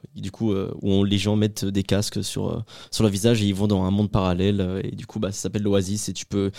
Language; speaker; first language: French; native; French